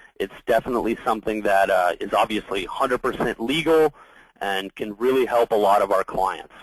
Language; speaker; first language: English; native; English